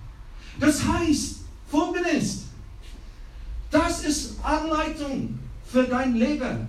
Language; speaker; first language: German; non-native, learner; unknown